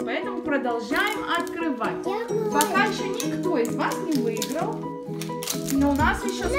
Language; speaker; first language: Russian; native; Russian